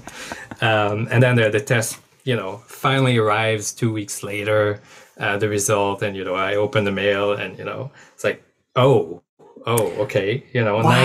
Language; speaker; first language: English; non-native, fluent; French